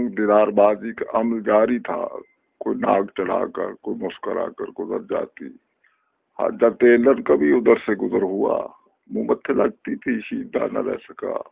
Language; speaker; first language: Urdu; non-native, local second language; Punjabi